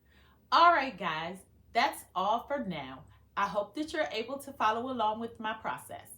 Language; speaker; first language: English; native; English